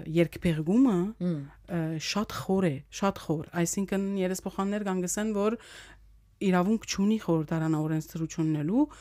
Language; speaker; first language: Armenian; early bilingual, heritage; Armenian